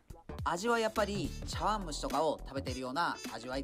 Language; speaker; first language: Japanese; native; Japanese